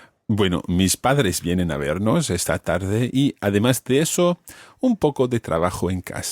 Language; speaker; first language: Spanish; non-native, fluent; English